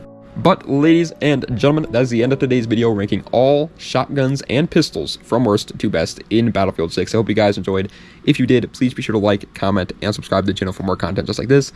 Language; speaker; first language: English; native; English